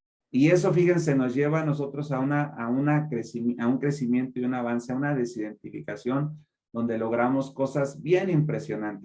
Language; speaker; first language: Spanish; native; Spanish